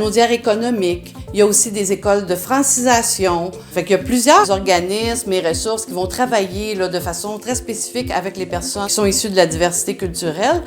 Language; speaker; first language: French; native; French